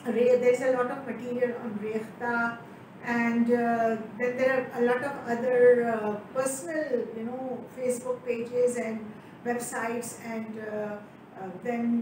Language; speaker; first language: English; non-native, local second language; Urdu